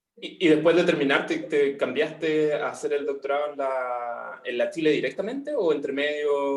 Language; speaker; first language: Spanish; native; Spanish